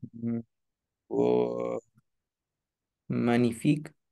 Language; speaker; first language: French; non-native, learner; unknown